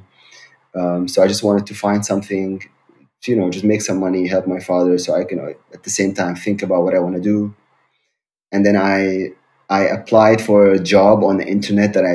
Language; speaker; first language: English; non-native, fluent; Arabic